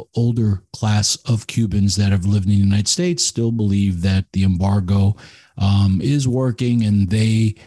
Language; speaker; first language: English; native; English